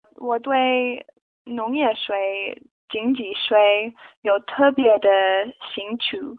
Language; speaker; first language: Chinese; non-native, learner; English